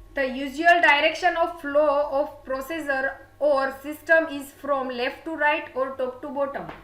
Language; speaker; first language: English; non-native, local second language; Gujarati